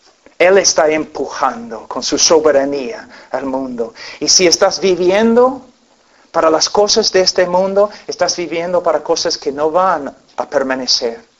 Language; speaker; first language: Spanish; non-native, fluent; English